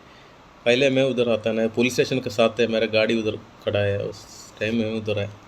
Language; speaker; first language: Hindi; non-native, local second language; Malayalam